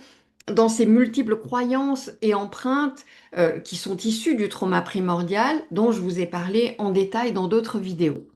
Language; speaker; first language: French; native; French